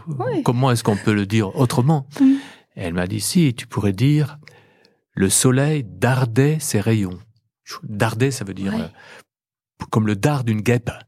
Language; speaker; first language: French; native; French